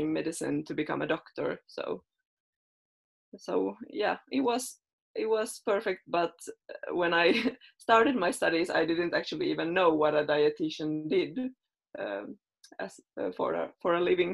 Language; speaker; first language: English; non-native, fluent; Finnish